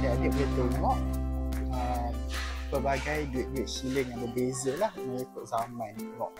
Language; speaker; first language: Malay; native; Malay